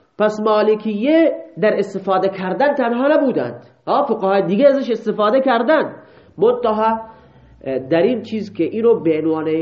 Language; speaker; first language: Persian; non-native, local second language; Baluchi